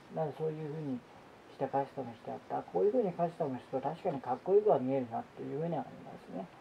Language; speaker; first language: Japanese; native; Japanese